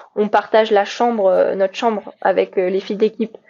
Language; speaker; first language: French; native; French